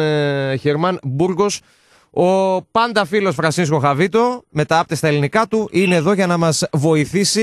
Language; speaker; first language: Greek; native; Greek